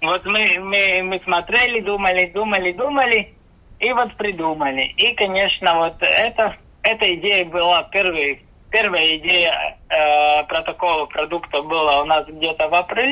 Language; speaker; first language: Russian; non-native, local second language; Latvian